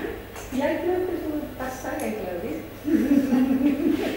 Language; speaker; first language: German; non-native, learner; Spanish